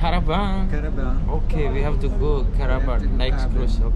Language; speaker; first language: English; non-native, learner; Javanese